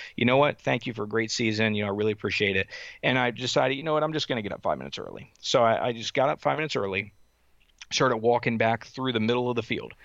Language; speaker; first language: English; native; English